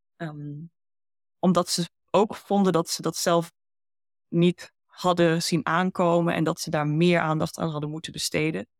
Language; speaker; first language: Dutch; early bilingual, heritage; Dutch